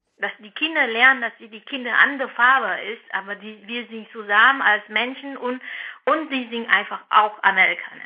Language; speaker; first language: German; non-native, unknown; Vietnamese